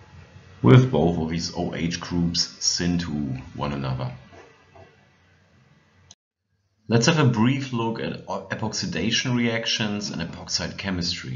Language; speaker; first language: English; non-native, fluent; German